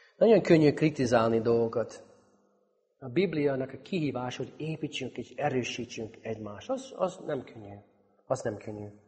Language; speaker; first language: Hungarian; non-native, fluent; English